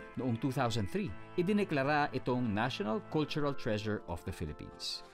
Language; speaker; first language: Filipino; native; Filipino